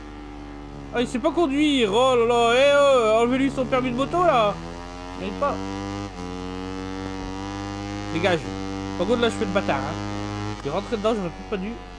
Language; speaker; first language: French; native; French